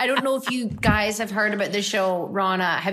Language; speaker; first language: English; native; English